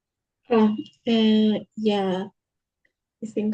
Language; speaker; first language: English; early bilingual, other home language; Spanish